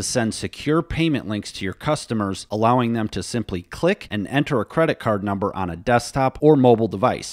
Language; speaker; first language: English; native; English